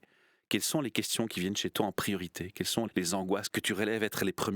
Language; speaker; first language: French; native; French